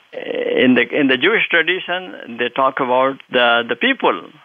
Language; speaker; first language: English; non-native, local second language; Urdu